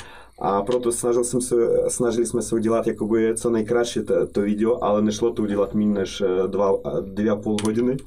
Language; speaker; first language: Czech; non-native, fluent; Russian